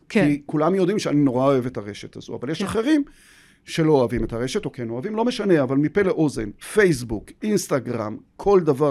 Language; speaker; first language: Hebrew; native; Hebrew